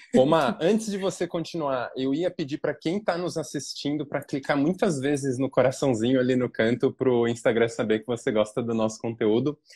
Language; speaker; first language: Portuguese; native; Portuguese